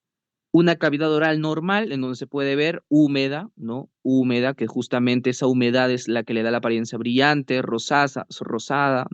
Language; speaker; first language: Spanish; native; Spanish